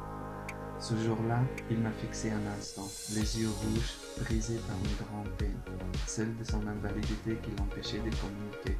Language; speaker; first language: French; non-native, fluent; Persian